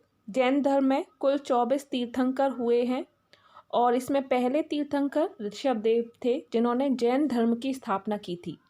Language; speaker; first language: Hindi; native; Hindi